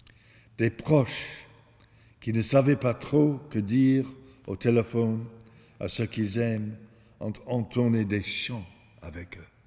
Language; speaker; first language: French; non-native, fluent; English